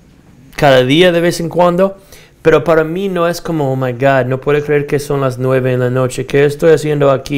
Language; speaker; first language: Spanish; non-native, fluent; English